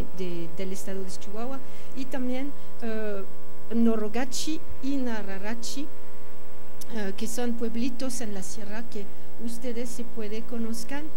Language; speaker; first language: Spanish; non-native, fluent; French